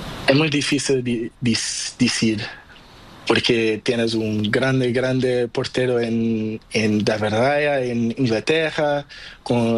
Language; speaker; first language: Spanish; non-native, learner; Portuguese